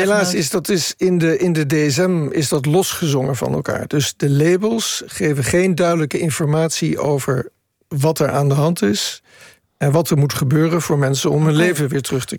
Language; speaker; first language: Dutch; native; Dutch